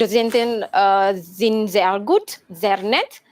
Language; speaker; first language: German; non-native, learner; Malay